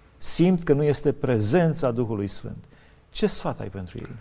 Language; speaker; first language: Romanian; native; Romanian